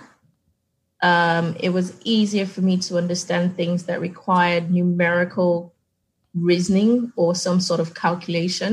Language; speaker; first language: English; non-native, local second language; Yoruba